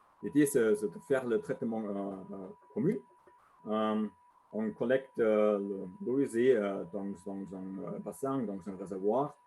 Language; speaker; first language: French; non-native, learner; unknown